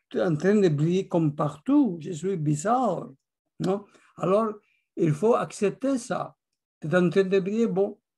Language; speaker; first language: French; non-native, fluent; Spanish